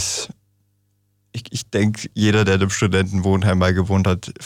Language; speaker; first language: German; native; German